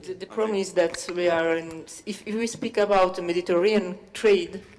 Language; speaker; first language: English; non-native, learner; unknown